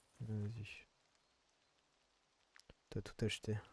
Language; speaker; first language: French; native; French